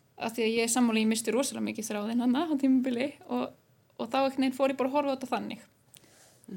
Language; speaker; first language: Icelandic; native; Icelandic